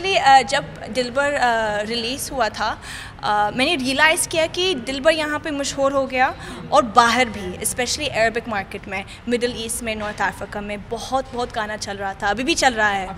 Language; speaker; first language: Hindi; non-native, fluent; Arabic